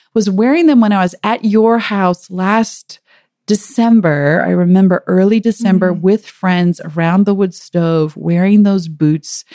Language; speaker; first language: English; native; English